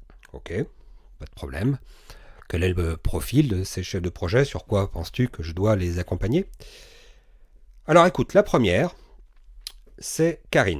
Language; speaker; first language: French; native; French